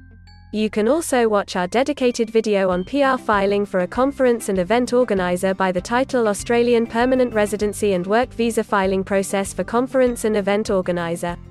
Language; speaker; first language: English; non-native, local second language; Hindi